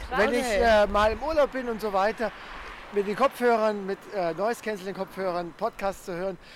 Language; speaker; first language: German; native; German